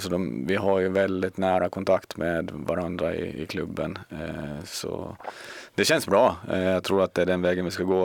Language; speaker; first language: Swedish; native; Swedish